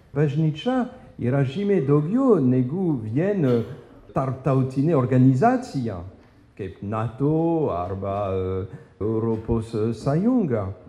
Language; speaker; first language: Lithuanian; non-native, fluent; French